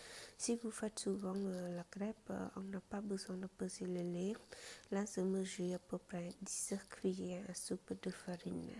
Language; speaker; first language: French; non-native, fluent; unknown